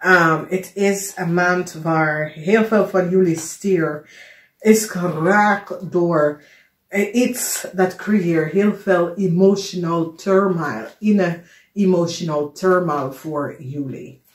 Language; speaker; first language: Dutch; non-native, fluent; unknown